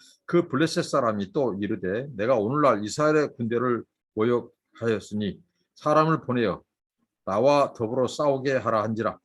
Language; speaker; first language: Korean; native; Korean